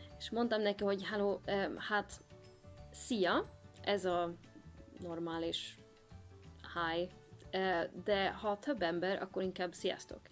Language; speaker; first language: Hungarian; non-native, learner; Swedish